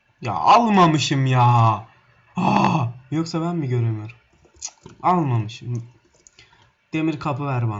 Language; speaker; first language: Turkish; native; Turkish